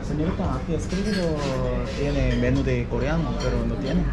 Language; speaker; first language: Spanish; non-native, learner; Korean